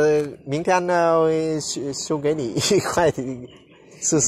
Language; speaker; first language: Chinese; non-native, learner; Vietnamese